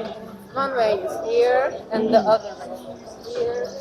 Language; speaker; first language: English; non-native, learner; Turkish